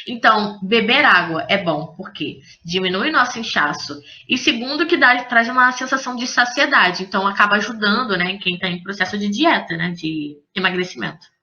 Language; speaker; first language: Portuguese; native; Portuguese